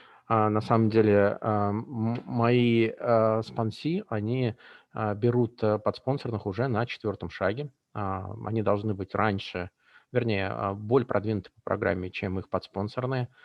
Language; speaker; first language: Russian; native; Russian